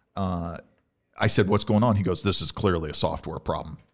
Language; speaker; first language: English; native; English